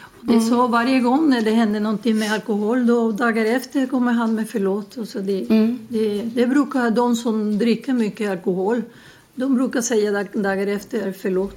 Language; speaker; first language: Swedish; non-native, learner; Spanish